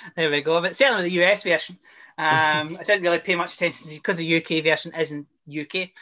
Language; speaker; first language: English; native; English